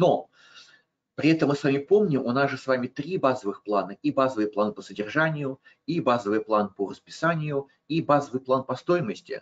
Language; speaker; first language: Russian; native; Russian